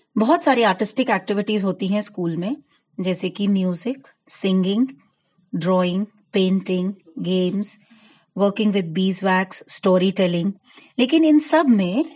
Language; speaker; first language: Hindi; non-native, local second language; Gujarati